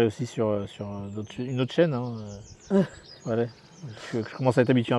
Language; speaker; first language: French; native; French